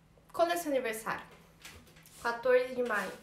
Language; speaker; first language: Portuguese; native; Portuguese